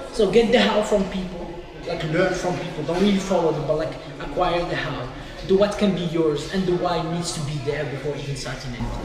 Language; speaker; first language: English; non-native, fluent; Arabic